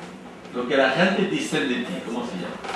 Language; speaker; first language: Spanish; non-native, fluent; French